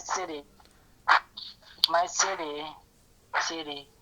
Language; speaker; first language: English; non-native, learner; Indonesian